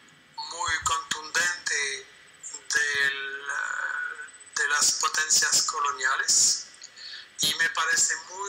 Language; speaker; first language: Spanish; non-native, fluent; French